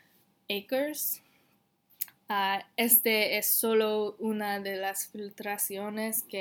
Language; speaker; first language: Spanish; non-native, learner; English